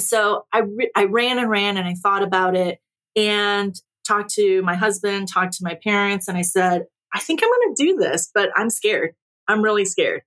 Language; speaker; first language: English; early bilingual, other home language; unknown